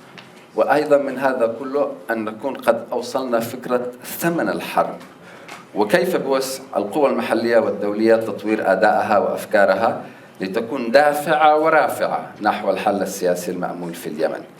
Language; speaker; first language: Arabic; native; Arabic